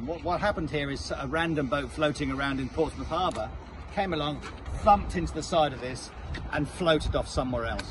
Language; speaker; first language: English; native; English